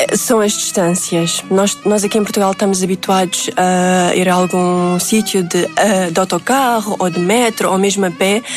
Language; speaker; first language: Portuguese; early bilingual, other home language; Uzbek